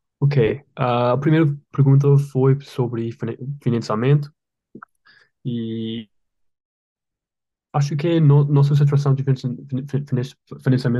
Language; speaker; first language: Portuguese; non-native, learner; English